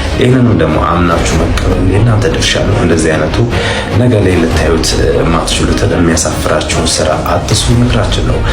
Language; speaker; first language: Amharic; native; Amharic